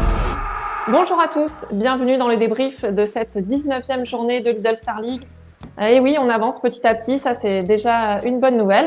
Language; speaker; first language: French; native; French